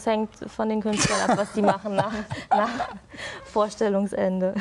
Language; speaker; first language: German; native; German